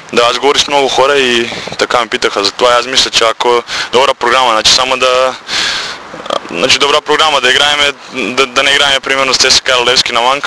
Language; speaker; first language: Bulgarian; non-native, learner; Croatian